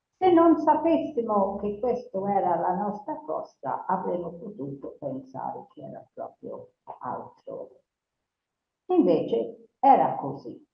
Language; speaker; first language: Italian; non-native, fluent; English